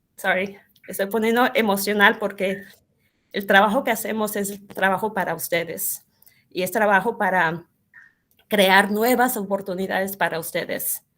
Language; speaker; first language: Spanish; early bilingual, heritage; Spanish